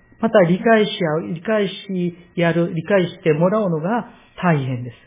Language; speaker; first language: Japanese; non-native, fluent; Korean